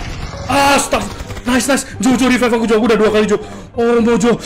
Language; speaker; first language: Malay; non-native, local second language; Javanese